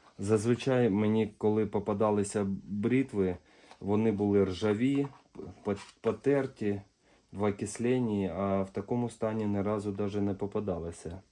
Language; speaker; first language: Ukrainian; non-native, local second language; Russian